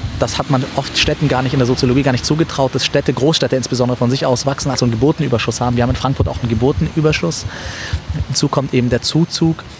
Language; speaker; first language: German; early bilingual, other home language; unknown